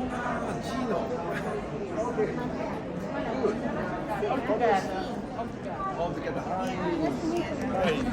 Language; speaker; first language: English; non-native, learner; Japanese